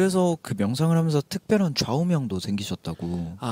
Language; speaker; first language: Korean; native; Korean